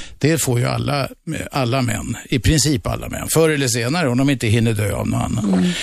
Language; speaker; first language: Swedish; native; Swedish